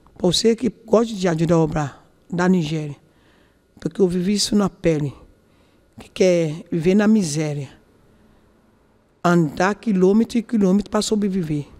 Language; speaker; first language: Portuguese; non-native, learner; Yoruba